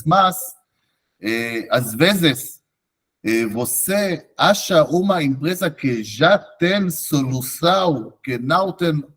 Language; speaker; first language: Portuguese; non-native, fluent; Hebrew